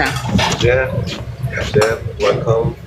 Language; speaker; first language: English; non-native, learner; Korean